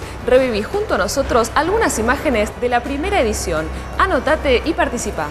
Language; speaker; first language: Spanish; native; Spanish